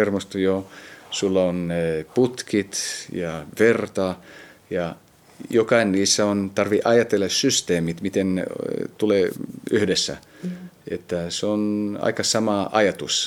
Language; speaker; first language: Finnish; early bilingual, heritage; Finnish